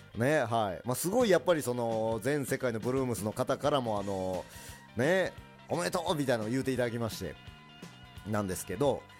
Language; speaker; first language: Japanese; early bilingual, other home language; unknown